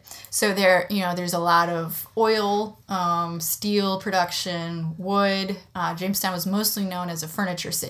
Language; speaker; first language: English; native; English